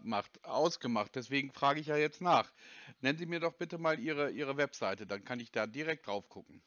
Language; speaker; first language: German; native; German